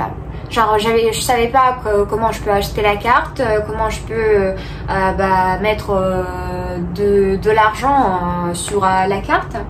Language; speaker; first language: French; non-native, fluent; Russian